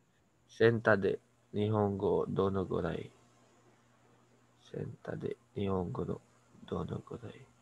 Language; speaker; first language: Japanese; non-native, learner; Filipino